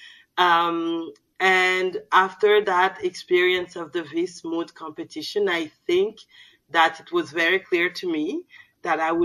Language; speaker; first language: English; non-native, fluent; Soninke